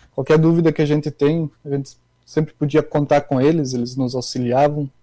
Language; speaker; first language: Portuguese; native; Portuguese